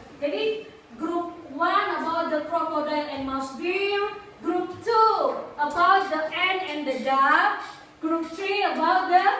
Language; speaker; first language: English; non-native, local second language; Indonesian